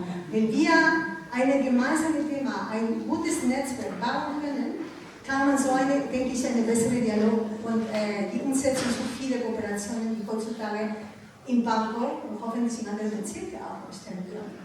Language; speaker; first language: German; non-native, learner; Ukrainian